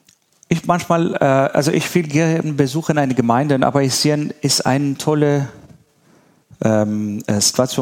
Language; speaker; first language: German; non-native, learner; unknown